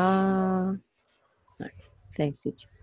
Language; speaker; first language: English; non-native, learner; Spanish